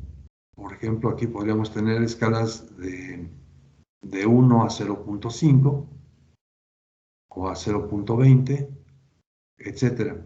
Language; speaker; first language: Spanish; native; Spanish